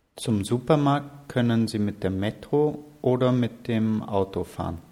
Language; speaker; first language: German; native; German